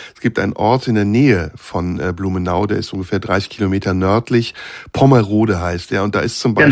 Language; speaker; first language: German; early bilingual, other home language; Turkish